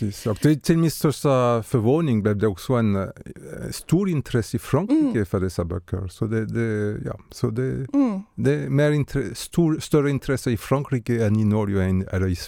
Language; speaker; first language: Swedish; non-native, fluent; French